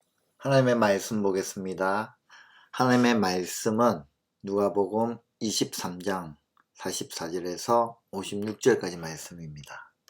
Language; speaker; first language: Korean; native; Korean